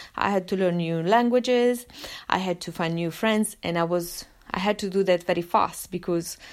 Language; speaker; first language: English; non-native, fluent; Italian